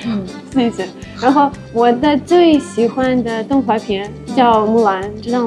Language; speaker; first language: Chinese; non-native, fluent; Russian